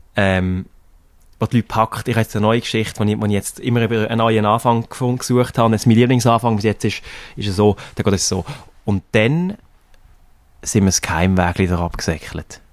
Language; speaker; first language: German; native; German